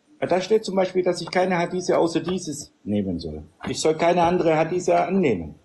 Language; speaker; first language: German; early bilingual, other home language; Turkish